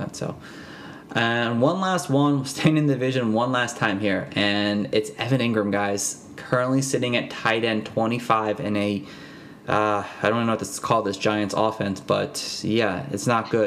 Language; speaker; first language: English; native; English